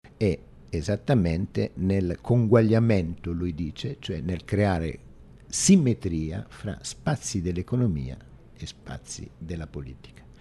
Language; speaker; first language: Italian; native; Italian